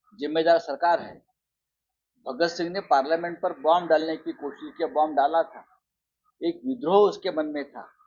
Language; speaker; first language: Hindi; non-native, local second language; Marathi